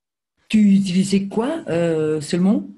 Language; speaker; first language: French; native; French